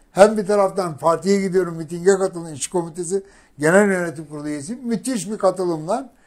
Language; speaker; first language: Turkish; native; Turkish